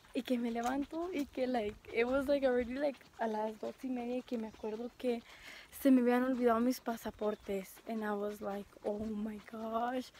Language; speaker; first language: Spanish; early bilingual, heritage; Spanish